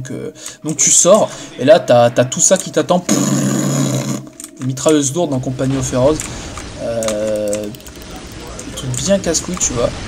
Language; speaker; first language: French; native; French